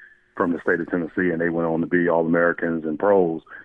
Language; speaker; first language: English; native; English